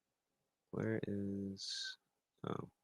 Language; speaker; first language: English; native; English